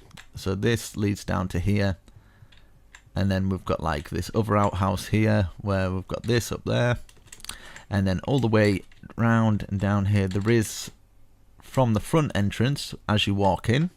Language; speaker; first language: English; native; English